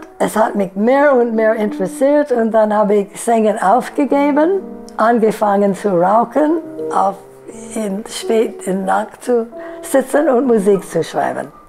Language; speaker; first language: German; non-native, fluent; English